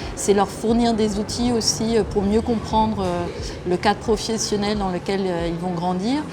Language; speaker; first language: French; native; French